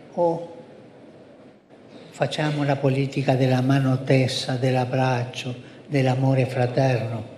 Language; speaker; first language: Italian; non-native, fluent; Spanish